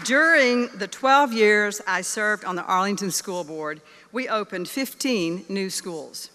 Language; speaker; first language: English; native; English